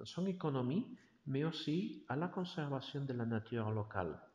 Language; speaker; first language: French; non-native, learner; Spanish